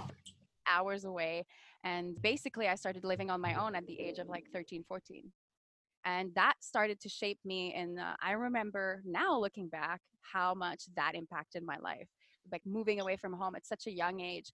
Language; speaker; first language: English; non-native, fluent; French